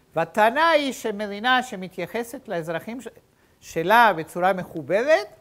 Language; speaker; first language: Hebrew; native; Hebrew